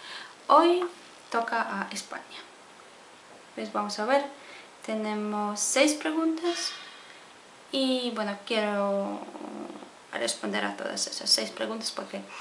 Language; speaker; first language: Spanish; non-native, fluent; Polish